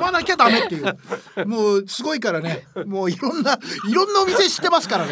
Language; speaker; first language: Japanese; native; Japanese